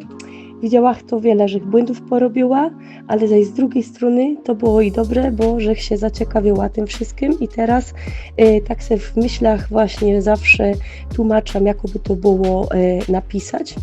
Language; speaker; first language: Polish; non-native, local second language; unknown